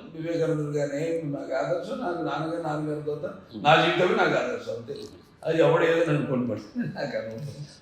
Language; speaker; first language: Telugu; native; Telugu